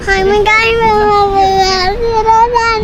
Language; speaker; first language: Nepali; early bilingual, heritage; Nepali